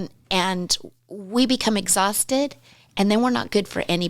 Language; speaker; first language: English; native; English